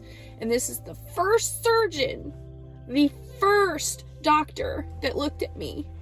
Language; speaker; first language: English; native; English